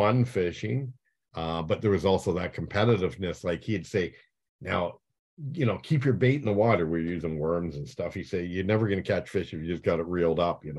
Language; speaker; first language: English; native; English